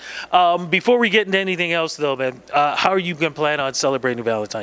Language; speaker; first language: English; native; English